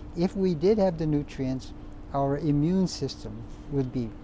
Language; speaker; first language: English; native; English